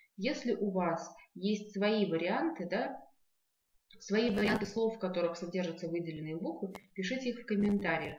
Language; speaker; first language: Russian; non-native, local second language; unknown